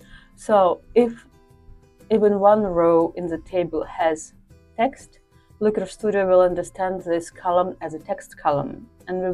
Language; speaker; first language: English; non-native, fluent; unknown